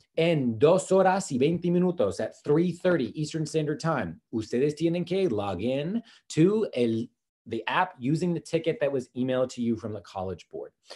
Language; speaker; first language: English; native; English